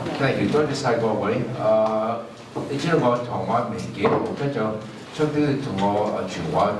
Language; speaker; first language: Cantonese; early bilingual, heritage; English